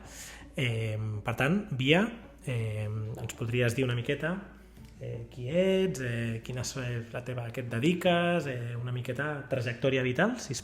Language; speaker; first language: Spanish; non-native, local second language; Catalan